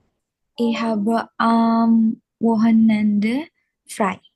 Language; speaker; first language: German; non-native, learner; Indonesian